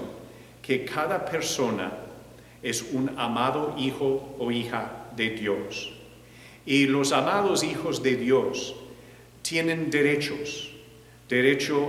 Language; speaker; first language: Spanish; non-native, fluent; English